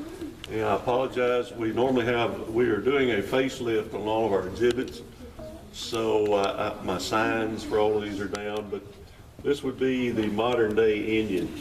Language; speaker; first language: English; native; English